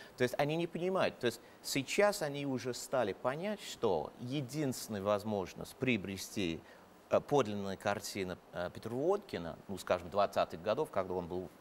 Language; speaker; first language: Russian; non-native, fluent; English